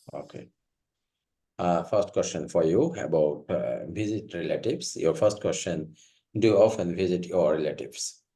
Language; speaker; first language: English; non-native, fluent; Bangla